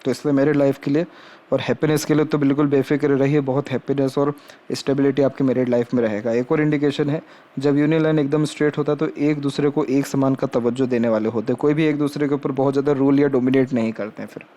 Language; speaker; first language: Hindi; native; Hindi